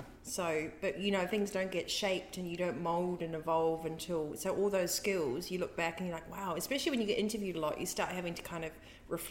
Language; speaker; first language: English; native; English